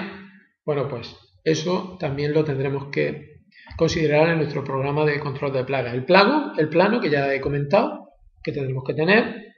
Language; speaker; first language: Spanish; native; Spanish